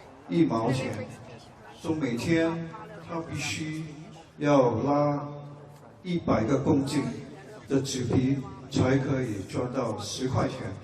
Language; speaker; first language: Chinese; non-native, local second language; English